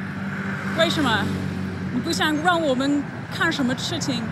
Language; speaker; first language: Chinese; non-native, learner; English